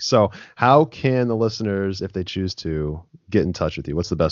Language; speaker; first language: English; native; English